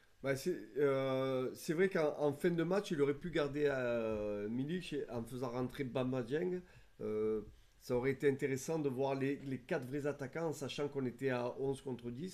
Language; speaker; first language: French; native; French